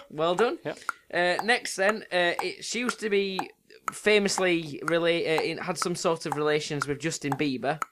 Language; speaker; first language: English; native; English